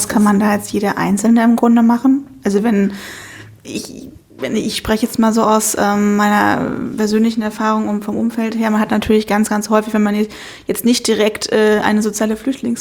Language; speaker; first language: German; native; German